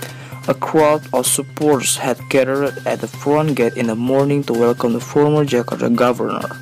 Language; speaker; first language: English; non-native, learner; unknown